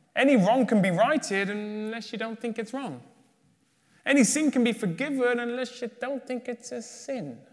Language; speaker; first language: English; native; English